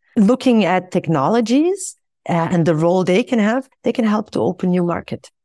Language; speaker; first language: English; non-native, fluent; Swiss German